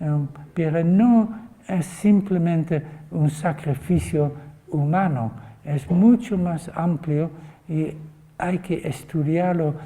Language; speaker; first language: Spanish; non-native, fluent; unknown